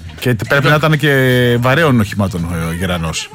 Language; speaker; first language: Greek; native; Greek